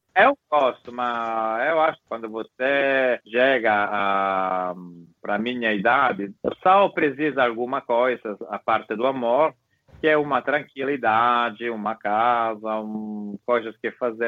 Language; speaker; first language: Portuguese; non-native, fluent; Italian